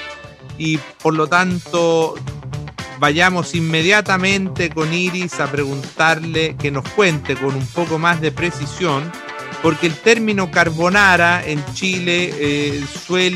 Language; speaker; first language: Spanish; native; Spanish